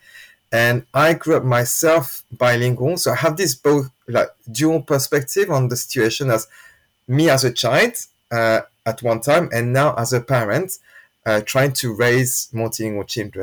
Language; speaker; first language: English; non-native, fluent; French